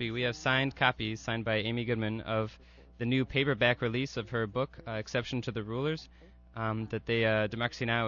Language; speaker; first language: English; native; English